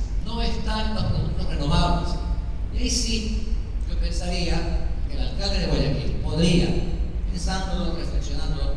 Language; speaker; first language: Spanish; native; Spanish